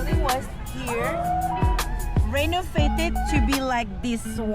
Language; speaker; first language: English; non-native, learner; Indonesian